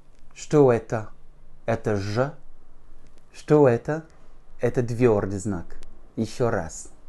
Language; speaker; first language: Russian; non-native, fluent; French